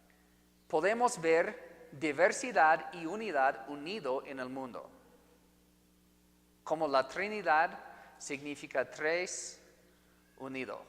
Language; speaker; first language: Spanish; non-native, fluent; English